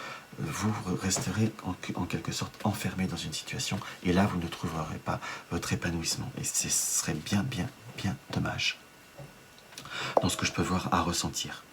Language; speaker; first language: French; native; French